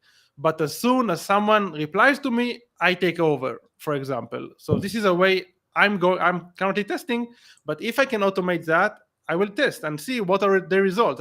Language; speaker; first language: English; non-native, fluent; Hebrew